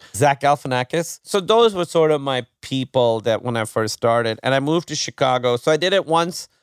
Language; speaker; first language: English; non-native, local second language; Urdu